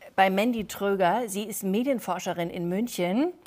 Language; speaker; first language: German; native; German